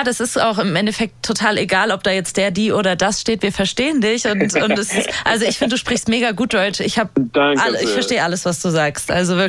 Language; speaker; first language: German; native; German